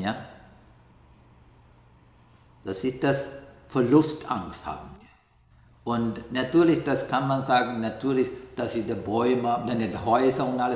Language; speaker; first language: German; non-native, learner; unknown